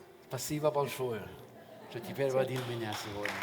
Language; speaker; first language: Russian; non-native, fluent; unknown